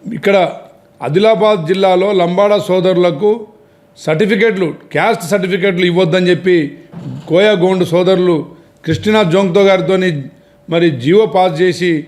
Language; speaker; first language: Telugu; non-native, local second language; Lambadi